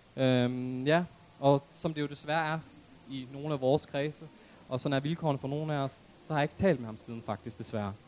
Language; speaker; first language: Danish; early bilingual, other home language; Arabic